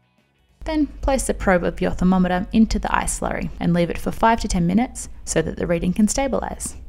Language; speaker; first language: English; native; English